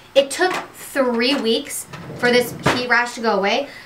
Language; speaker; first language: English; native; English